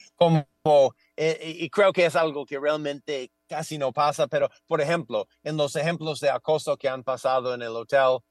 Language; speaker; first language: Spanish; non-native, fluent; English